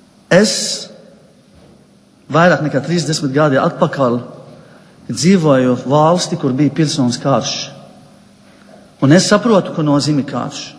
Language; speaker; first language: Latvian; non-native, fluent; Arabic